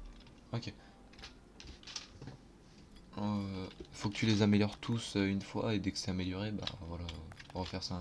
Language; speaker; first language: French; native; French